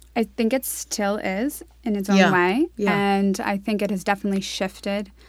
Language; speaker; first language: English; native; English